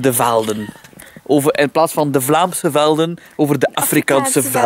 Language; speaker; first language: Dutch; native; Dutch